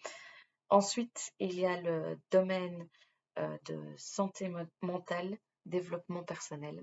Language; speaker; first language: French; native; French